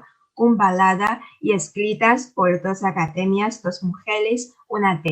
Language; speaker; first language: Spanish; non-native, fluent; Chinese